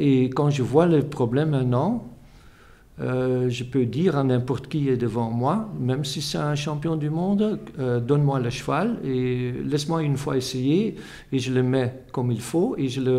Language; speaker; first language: French; non-native, fluent; Dutch